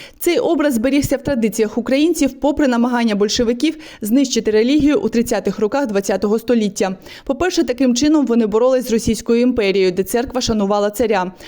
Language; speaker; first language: Ukrainian; native; Ukrainian